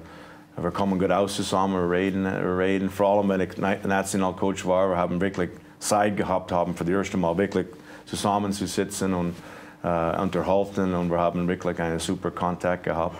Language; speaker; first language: German; non-native, fluent; English